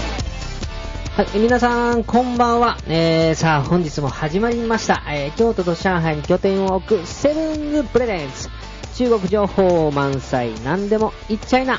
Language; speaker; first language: Japanese; native; Japanese